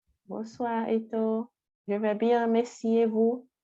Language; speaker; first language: French; non-native, learner; Portuguese